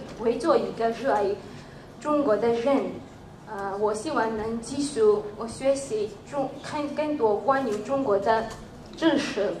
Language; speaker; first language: Chinese; non-native, learner; Georgian